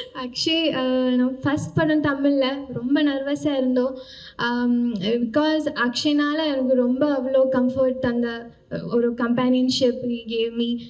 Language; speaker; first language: Tamil; non-native, fluent; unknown